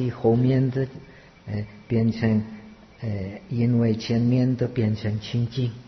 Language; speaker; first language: Chinese; non-native, fluent; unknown